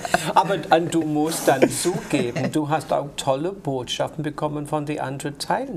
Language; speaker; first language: German; non-native, fluent; English